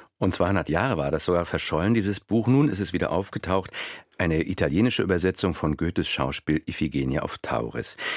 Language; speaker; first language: German; native; German